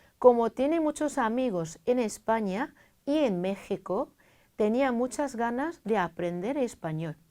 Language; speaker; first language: Spanish; non-native, fluent; Korean